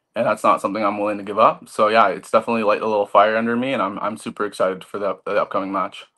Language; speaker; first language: English; native; English